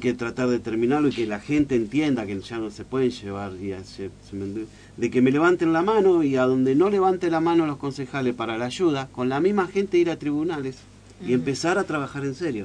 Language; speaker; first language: Spanish; native; Spanish